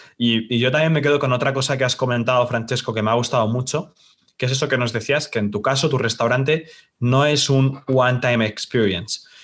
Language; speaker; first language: Spanish; native; Spanish